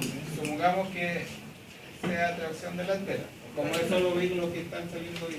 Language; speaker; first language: Spanish; native; Spanish